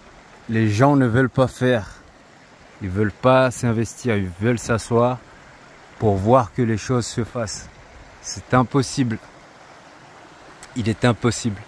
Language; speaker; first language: French; non-native, local second language; Comorian